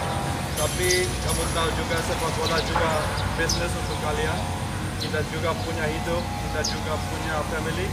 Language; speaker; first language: Indonesian; non-native, learner; Dutch